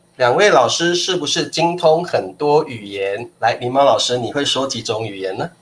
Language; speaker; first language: Chinese; native; Chinese